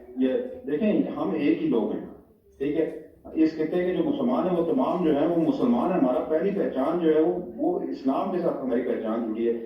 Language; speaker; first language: Urdu; non-native, local second language; Pahari-Potwari